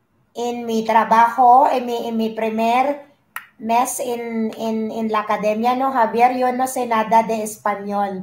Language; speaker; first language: Spanish; non-native, learner; Filipino